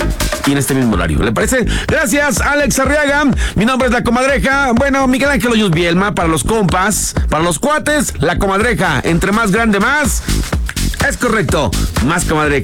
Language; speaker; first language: Spanish; native; Spanish